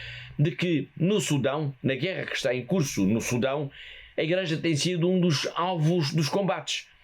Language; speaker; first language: Portuguese; native; Portuguese